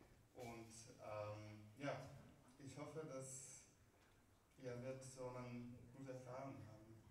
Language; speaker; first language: German; non-native, fluent; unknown